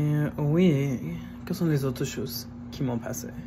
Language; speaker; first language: French; non-native, fluent; English